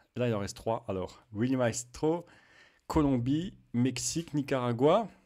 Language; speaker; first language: French; native; French